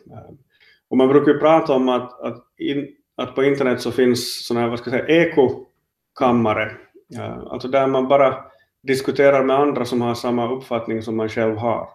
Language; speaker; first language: Swedish; native; Swedish